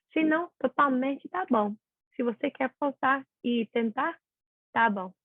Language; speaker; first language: Portuguese; non-native, learner; English